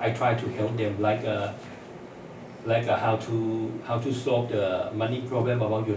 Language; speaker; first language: English; non-native, learner; Thai